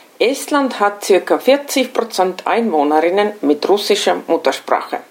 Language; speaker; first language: German; non-native, fluent; Estonian